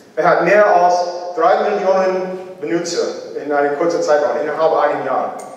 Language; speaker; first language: German; non-native, learner; English